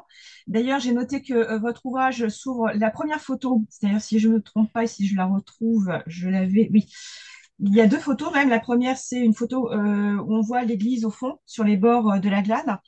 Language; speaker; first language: French; native; French